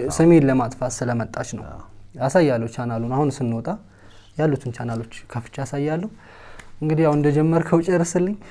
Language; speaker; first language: Amharic; native; Amharic